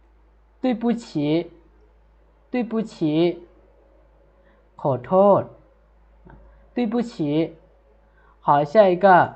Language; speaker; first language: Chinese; non-native, fluent; Lao